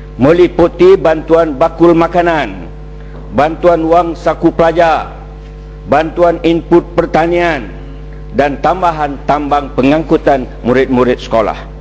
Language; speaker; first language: Malay; native; Malay